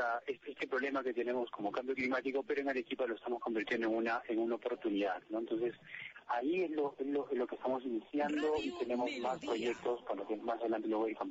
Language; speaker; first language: Spanish; native; Spanish